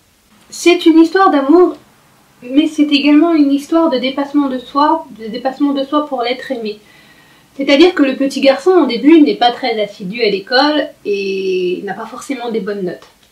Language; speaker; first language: French; native; French